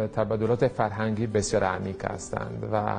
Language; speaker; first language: Persian; non-native, fluent; Italian